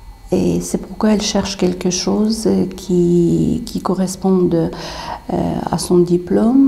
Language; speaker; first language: French; non-native, fluent; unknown